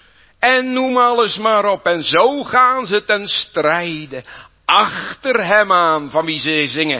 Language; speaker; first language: Dutch; native; Dutch